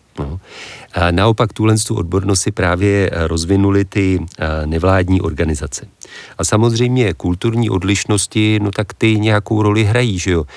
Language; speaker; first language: Czech; native; Czech